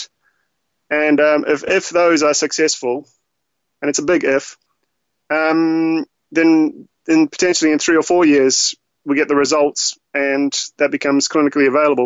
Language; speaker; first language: English; native; English